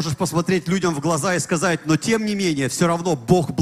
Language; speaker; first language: Russian; native; Russian